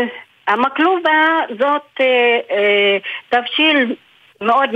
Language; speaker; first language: Hebrew; non-native, local second language; Arabic